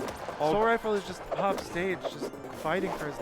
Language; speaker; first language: English; native; English